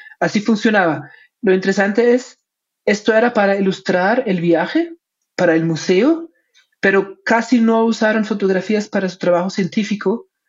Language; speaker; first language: Spanish; non-native, fluent; German